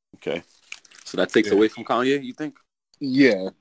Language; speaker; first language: English; native; English